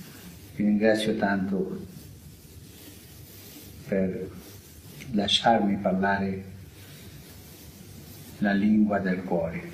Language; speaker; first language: Italian; non-native, fluent; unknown